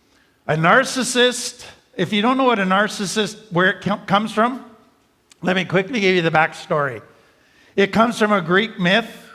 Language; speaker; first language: English; native; English